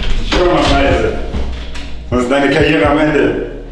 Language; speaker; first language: German; native; German